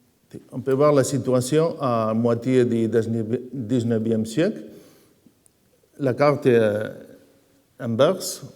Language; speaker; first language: French; non-native, fluent; Spanish